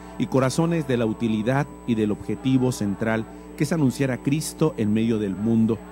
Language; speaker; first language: Spanish; native; Spanish